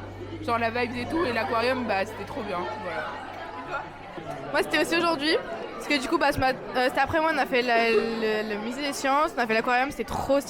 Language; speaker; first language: French; native; French